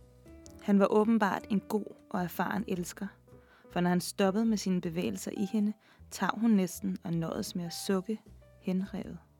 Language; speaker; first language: Danish; native; Danish